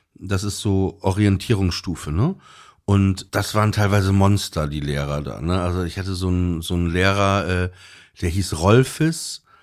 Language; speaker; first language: German; native; German